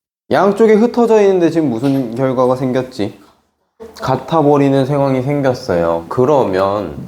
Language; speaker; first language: Korean; native; Korean